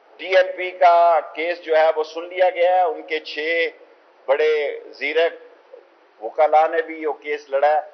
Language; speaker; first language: Urdu; non-native, local second language; Punjabi